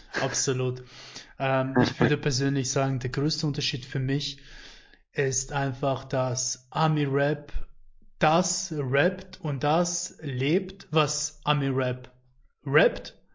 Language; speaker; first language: German; native; German